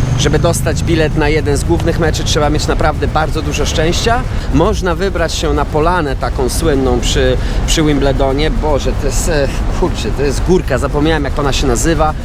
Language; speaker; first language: Polish; native; Polish